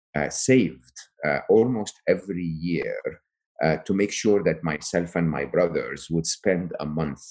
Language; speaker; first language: English; non-native, fluent; Arabic